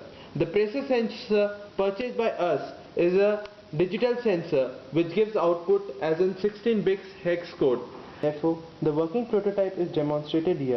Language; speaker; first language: English; non-native, local second language; Bangla